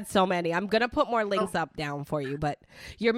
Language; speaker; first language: English; early bilingual, other home language; Italian